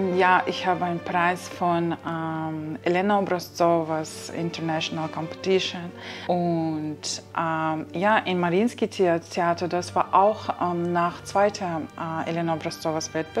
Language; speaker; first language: German; non-native, fluent; Kazakh